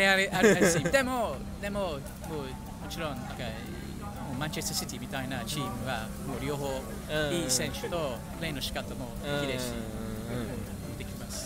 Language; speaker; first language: Japanese; non-native, fluent; English